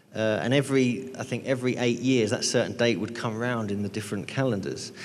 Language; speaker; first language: English; native; English